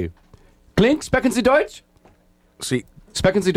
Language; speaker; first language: German; non-native, learner; English